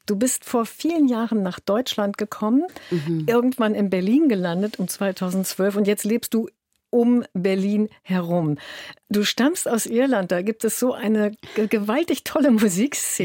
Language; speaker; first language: German; native; German